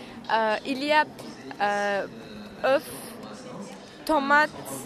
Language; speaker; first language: French; non-native, learner; Turkish